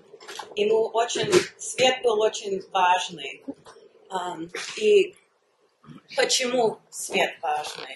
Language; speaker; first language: Russian; early bilingual, heritage; Russian